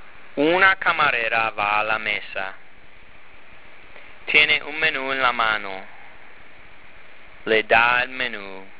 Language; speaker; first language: Spanish; non-native, fluent; English